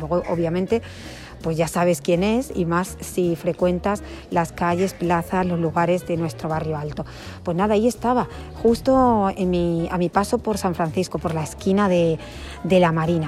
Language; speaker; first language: Spanish; native; Spanish